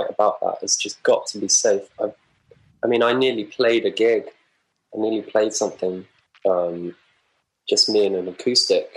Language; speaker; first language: English; native; English